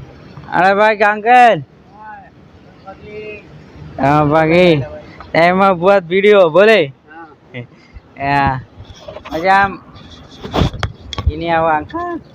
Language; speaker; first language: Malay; non-native, learner; Bangla